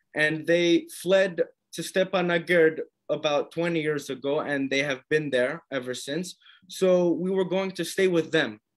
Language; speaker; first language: English; native; English